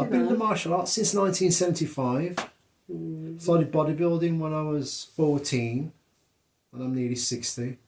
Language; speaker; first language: English; native; English